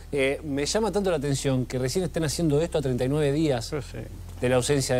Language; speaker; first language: Spanish; native; Spanish